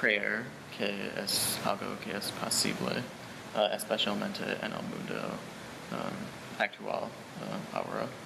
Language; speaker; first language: Spanish; non-native, learner; English